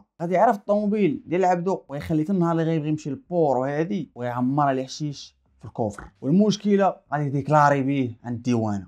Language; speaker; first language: Arabic; native; Arabic